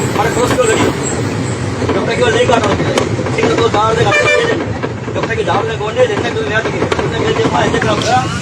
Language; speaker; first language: Sinhala; non-native, local second language; Tamil